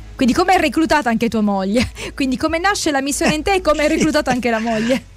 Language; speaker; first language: Italian; native; Italian